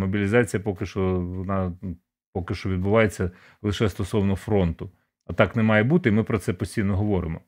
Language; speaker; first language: Ukrainian; native; Ukrainian